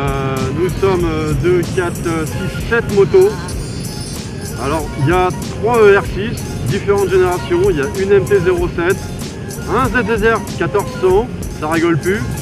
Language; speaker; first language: French; native; French